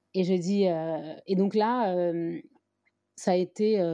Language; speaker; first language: French; native; French